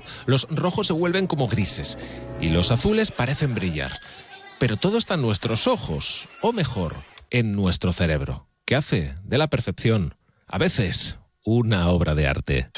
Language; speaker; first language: Spanish; native; Spanish